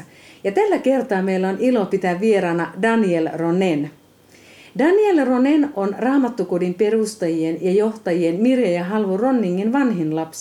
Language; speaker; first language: Finnish; native; Finnish